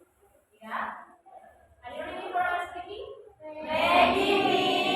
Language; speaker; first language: English; non-native, learner; Indonesian